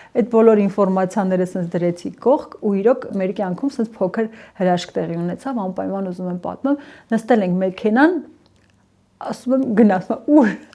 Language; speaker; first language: Armenian; early bilingual, heritage; Armenian